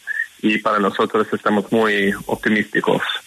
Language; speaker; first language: Spanish; non-native, fluent; English